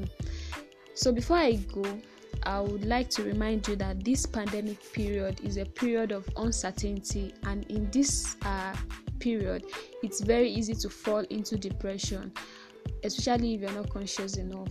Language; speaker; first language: English; non-native, local second language; Yoruba